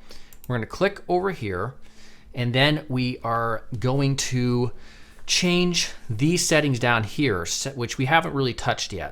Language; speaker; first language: English; native; English